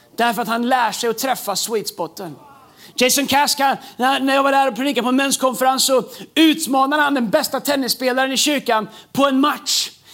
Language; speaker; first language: Swedish; native; Swedish